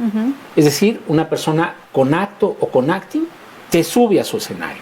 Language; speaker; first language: Spanish; native; Spanish